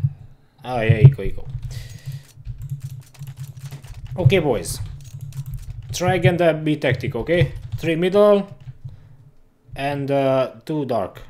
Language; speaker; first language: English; non-native, learner; Hungarian